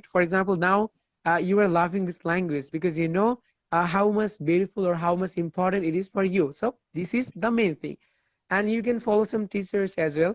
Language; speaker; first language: English; non-native, fluent; Bangla